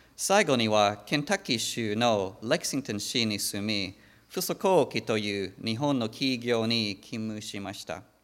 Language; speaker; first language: Japanese; non-native, fluent; English